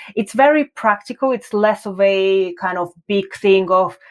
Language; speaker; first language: English; non-native, fluent; Russian